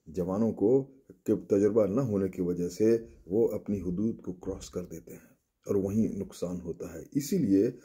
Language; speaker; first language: Urdu; native; Urdu